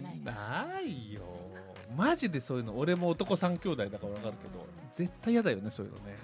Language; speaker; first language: Japanese; native; Japanese